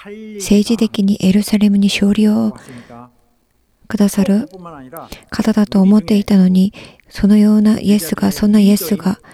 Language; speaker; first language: Japanese; non-native, learner; Korean